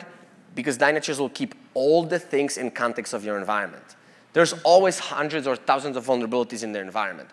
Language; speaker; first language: English; non-native, fluent; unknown